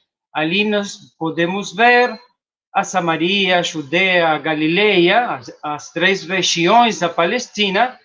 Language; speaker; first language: Portuguese; non-native, fluent; Spanish